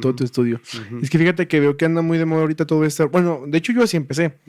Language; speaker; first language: Spanish; native; Spanish